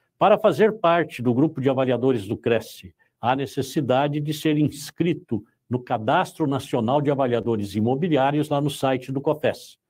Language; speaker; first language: Portuguese; native; Portuguese